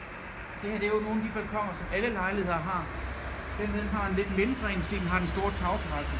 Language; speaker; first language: Danish; native; Danish